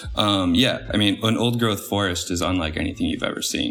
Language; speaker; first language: English; native; English